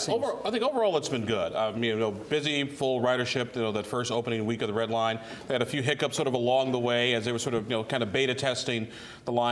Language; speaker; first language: English; native; English